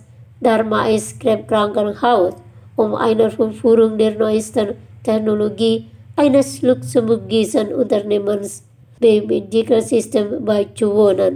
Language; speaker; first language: German; non-native, fluent; Indonesian